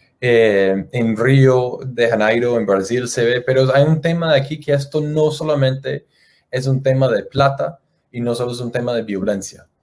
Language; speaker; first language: Spanish; non-native, fluent; English